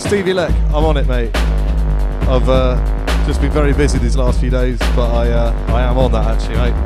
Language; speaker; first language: English; native; English